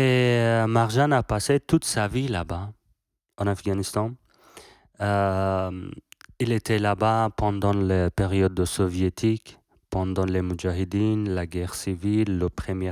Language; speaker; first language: French; non-native, learner; Persian